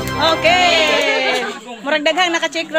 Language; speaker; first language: Cebuano; native; Cebuano